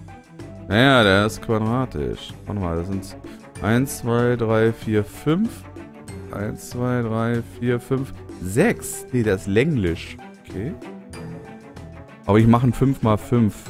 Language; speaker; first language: German; native; German